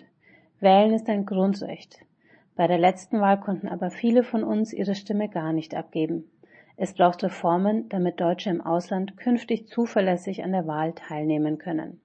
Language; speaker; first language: German; native; German